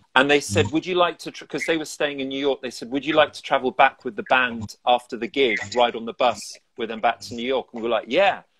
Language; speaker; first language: English; native; English